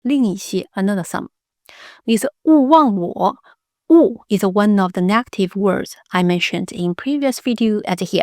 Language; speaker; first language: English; non-native, fluent; Chinese